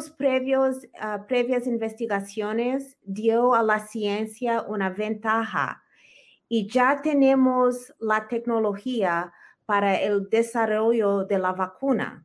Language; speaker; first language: Spanish; early bilingual, heritage; Spanish